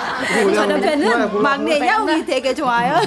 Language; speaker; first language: Korean; non-native, learner; Thai